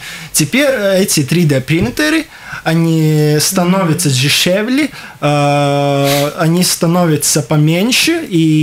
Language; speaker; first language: Russian; non-native, local second language; Latvian